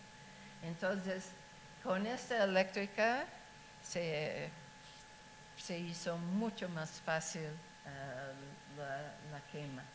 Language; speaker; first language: Spanish; non-native, fluent; English